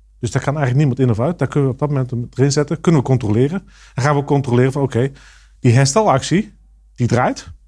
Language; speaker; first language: Dutch; native; Dutch